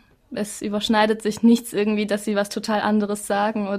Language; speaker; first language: German; native; German